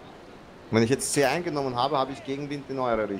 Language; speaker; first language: German; native; German